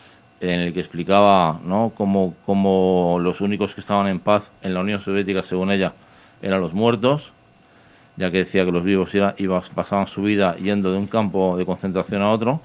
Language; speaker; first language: Spanish; native; Spanish